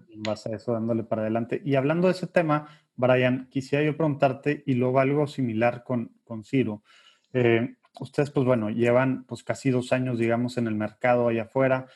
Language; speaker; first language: Spanish; native; Spanish